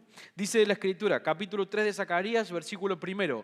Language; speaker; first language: Spanish; native; Spanish